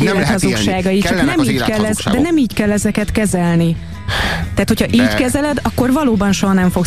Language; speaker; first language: Hungarian; native; Hungarian